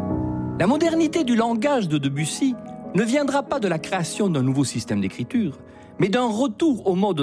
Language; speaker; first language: French; native; French